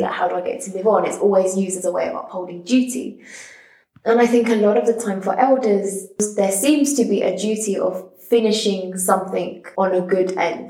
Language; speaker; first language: English; native; English